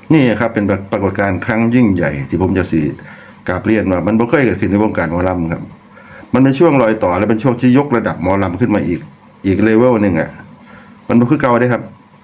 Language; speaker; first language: Thai; non-native, local second language; Lao